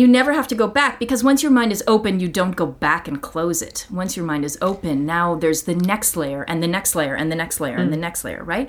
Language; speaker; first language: English; native; English